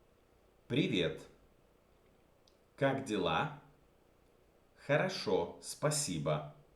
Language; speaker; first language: Russian; non-native, fluent; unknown